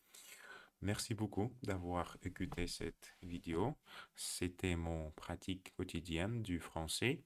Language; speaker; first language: French; non-native, learner; Russian